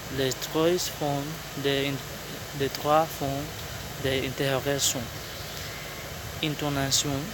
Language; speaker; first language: French; non-native, learner; Spanish